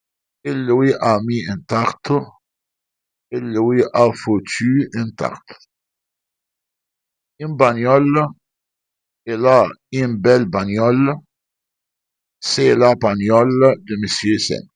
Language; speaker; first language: French; non-native, fluent; Arabic